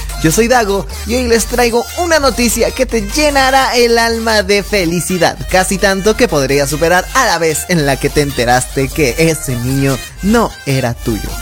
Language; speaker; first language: Spanish; native; Spanish